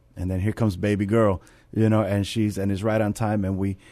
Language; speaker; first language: English; native; English